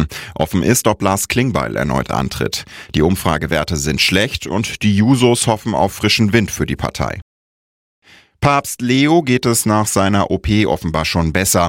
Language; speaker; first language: German; native; German